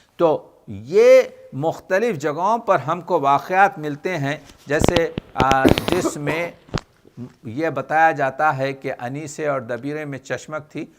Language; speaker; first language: Urdu; native; Urdu